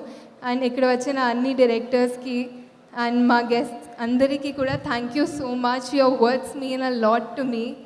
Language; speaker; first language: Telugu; non-native, fluent; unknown